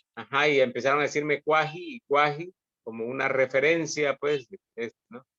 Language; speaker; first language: Spanish; native; Spanish